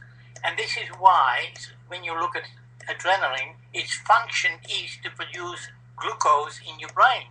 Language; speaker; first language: English; non-native, fluent; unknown